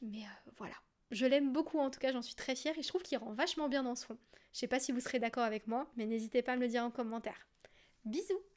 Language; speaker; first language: French; native; French